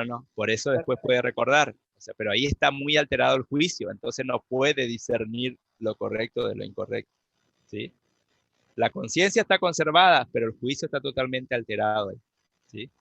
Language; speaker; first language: Spanish; native; Spanish